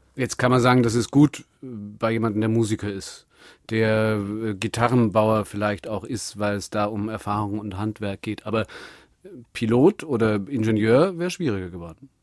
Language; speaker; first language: German; native; German